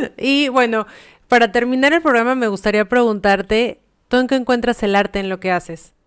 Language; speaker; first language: Spanish; native; Spanish